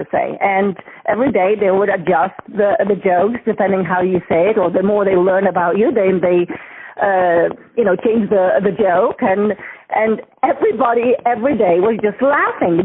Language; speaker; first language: English; non-native, fluent; Polish